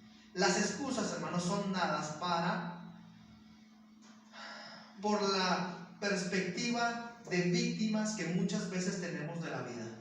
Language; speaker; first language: Spanish; native; Spanish